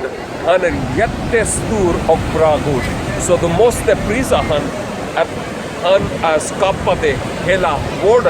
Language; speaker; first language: Swedish; non-native, learner; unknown